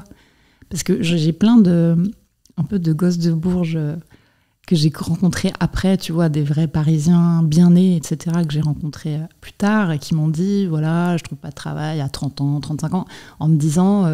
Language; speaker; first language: French; native; French